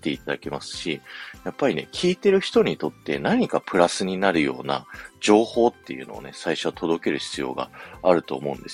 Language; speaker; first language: Japanese; native; Japanese